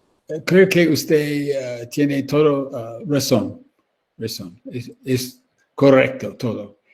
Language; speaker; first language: Spanish; non-native, learner; English